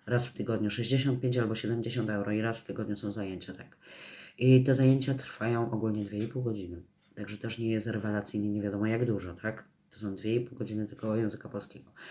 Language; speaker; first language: Polish; native; Polish